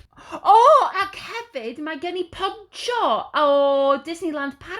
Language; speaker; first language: Welsh; non-native, learner; English